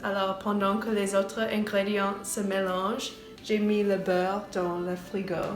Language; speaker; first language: French; non-native, learner; English